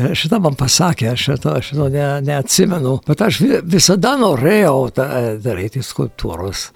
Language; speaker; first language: Lithuanian; non-native, local second language; Yiddish